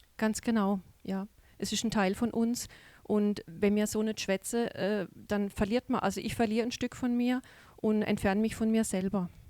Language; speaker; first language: German; native; German